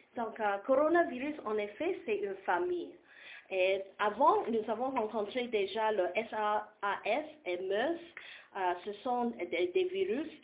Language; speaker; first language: French; non-native, learner; Cantonese